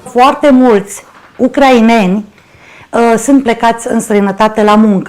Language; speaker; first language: Romanian; non-native, local second language; Ukrainian